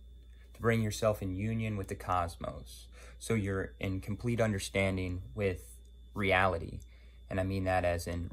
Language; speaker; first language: English; native; English